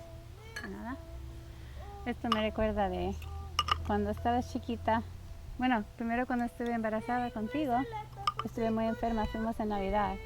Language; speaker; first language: Spanish; early bilingual, heritage; Spanish